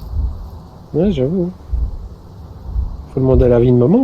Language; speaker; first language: French; native; French